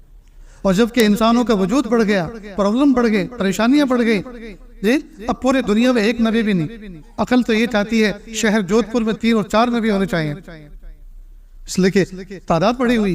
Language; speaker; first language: Urdu; native; Urdu